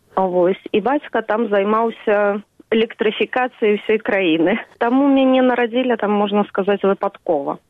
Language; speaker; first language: Belarusian; native; Belarusian